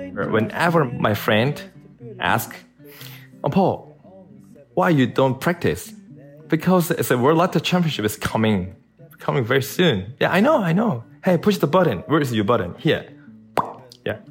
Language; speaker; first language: English; non-native, learner; Korean